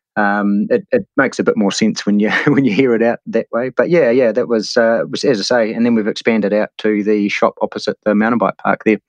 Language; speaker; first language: English; native; English